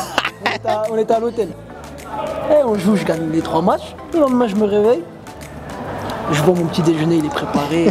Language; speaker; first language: French; native; French